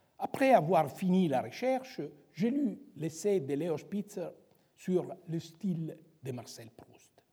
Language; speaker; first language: French; non-native, fluent; Italian